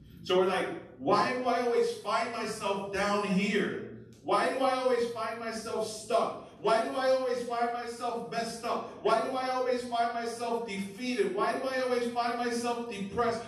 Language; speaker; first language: English; early bilingual, other home language; Spanish